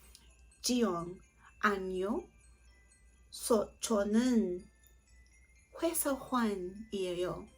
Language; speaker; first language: Korean; non-native, learner; English